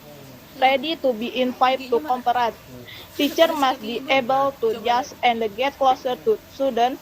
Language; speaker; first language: English; non-native, learner; Indonesian